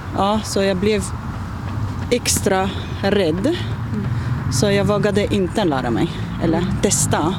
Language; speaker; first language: Swedish; non-native, learner; Arabic